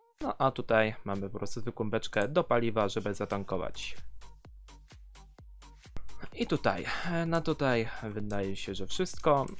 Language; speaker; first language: Polish; native; Polish